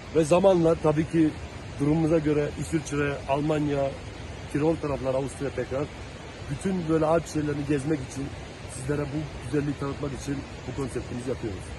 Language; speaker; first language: Turkish; early bilingual, heritage; Turkish